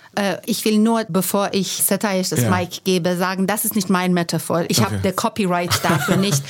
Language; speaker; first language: German; non-native, fluent; Persian